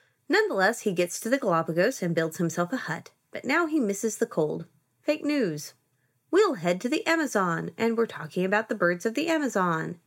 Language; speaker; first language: English; native; English